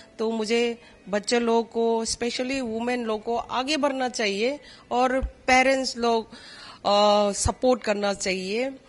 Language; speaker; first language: Hindi; non-native, local second language; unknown